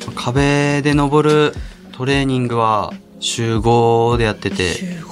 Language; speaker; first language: Japanese; native; Japanese